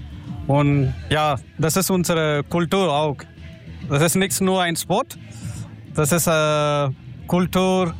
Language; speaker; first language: German; non-native, learner; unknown